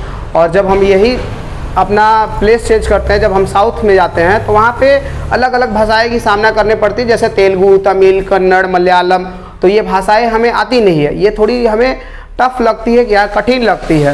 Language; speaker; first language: Hindi; native; Hindi